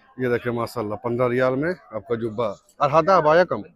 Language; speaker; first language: Hindi; native; Hindi